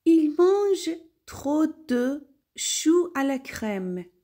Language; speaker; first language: French; non-native, fluent; Persian